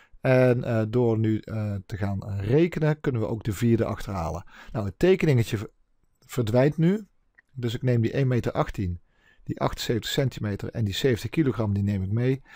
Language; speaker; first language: Dutch; native; Dutch